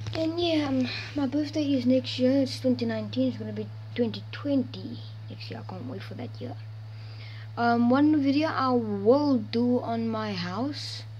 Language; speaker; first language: English; native; English